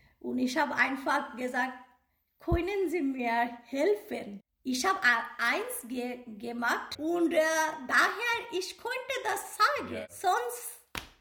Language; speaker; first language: German; non-native, learner; Bangla